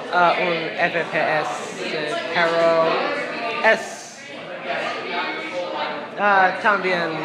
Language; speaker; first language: Spanish; non-native, learner; English